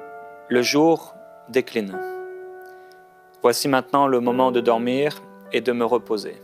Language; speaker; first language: French; non-native, local second language; Haitian Creole